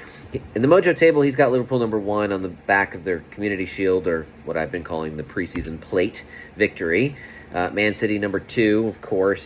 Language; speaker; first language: English; native; English